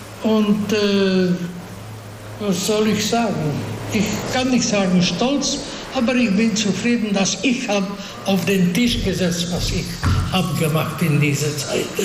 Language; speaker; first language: German; non-native, fluent; Hungarian